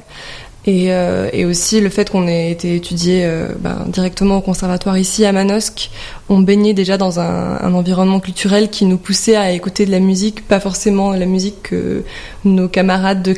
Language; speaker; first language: French; native; French